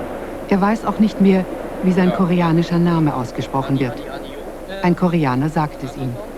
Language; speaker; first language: German; native; German